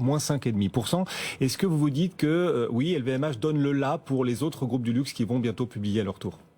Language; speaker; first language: French; native; French